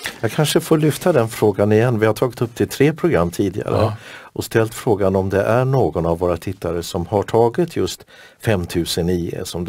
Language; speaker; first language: Swedish; native; Swedish